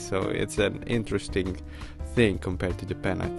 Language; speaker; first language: English; non-native, fluent; Indonesian